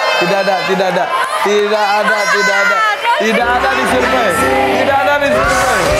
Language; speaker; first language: Indonesian; native; Indonesian